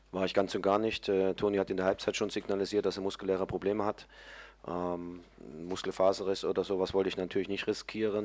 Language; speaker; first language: German; native; German